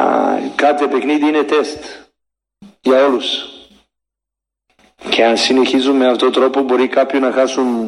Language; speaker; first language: Greek; non-native, learner; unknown